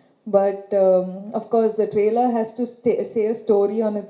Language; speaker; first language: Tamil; non-native, learner; Kannada